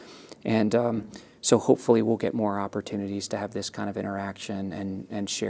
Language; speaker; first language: English; native; English